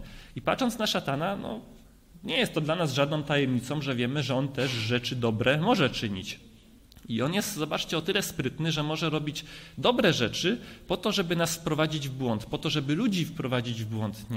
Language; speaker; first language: Polish; native; Polish